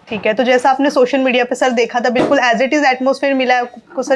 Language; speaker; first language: Hindi; native; Hindi